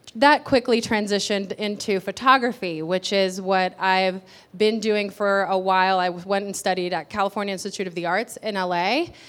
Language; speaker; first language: English; early bilingual, other home language; Spanish